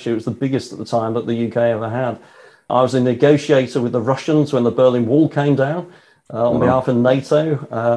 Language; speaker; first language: English; native; English